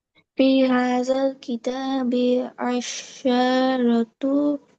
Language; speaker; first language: Arabic; non-native, learner; Bangla